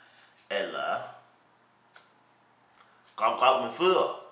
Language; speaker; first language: Danish; non-native, learner; English